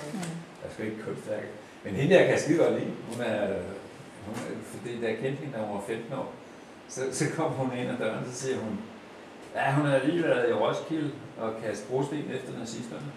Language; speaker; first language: Danish; native; Danish